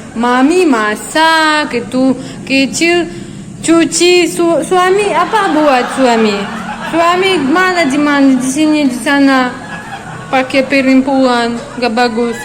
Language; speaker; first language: Indonesian; non-native, learner; Russian